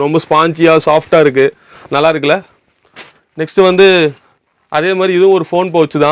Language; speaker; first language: Tamil; native; Tamil